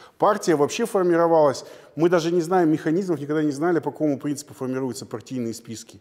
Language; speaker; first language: Russian; native; Russian